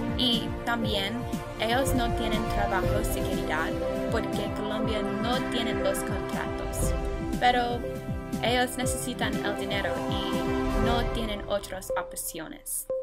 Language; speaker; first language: Spanish; non-native, learner; English